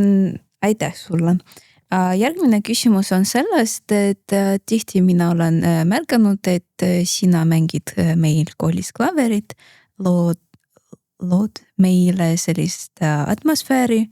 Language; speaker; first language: Estonian; non-native, local second language; Russian